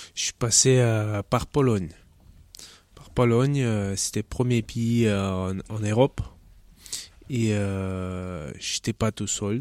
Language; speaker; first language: French; non-native, learner; Chechen